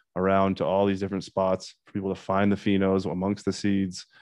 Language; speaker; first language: English; native; English